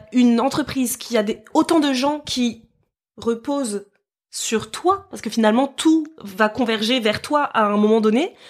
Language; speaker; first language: French; native; French